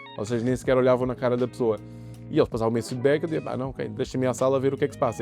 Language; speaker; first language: Portuguese; early bilingual, other home language; Kabuverdianu